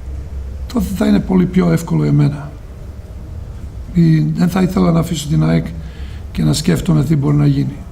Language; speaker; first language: Greek; non-native, fluent; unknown